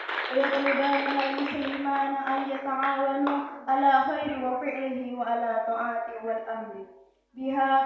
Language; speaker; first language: Arabic; non-native, learner; Indonesian